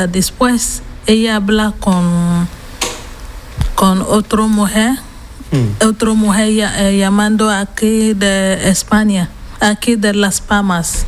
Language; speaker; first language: Spanish; non-native, learner; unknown